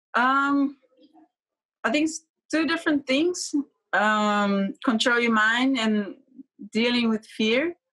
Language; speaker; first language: English; non-native, fluent; Portuguese